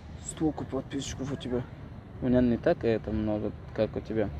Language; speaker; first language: Russian; non-native, local second language; Tajik